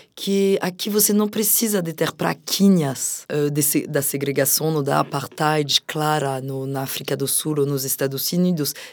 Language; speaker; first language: Portuguese; non-native, fluent; French